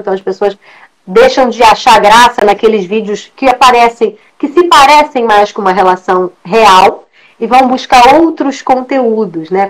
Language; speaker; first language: Portuguese; native; Portuguese